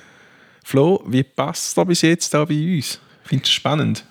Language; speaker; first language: German; native; German